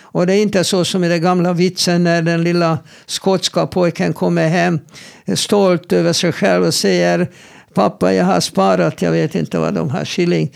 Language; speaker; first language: Swedish; non-native, fluent; Hebrew